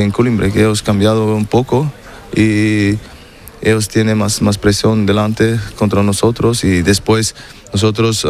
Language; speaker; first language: Spanish; non-native, learner; German